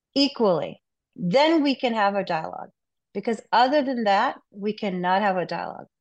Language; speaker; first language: English; non-native, local second language; Urdu